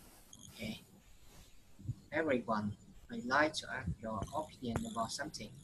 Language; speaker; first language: English; non-native, learner; Vietnamese